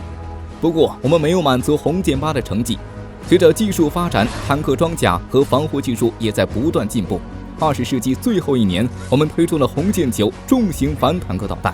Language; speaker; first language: Chinese; native; Chinese